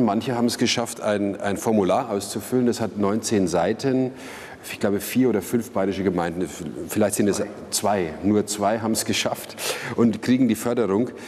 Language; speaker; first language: German; native; German